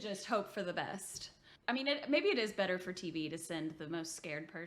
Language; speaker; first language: English; native; English